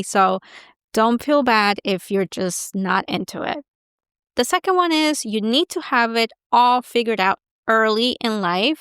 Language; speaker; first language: English; native; English